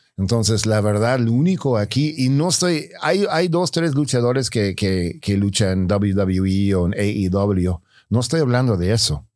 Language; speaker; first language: Spanish; non-native, fluent; English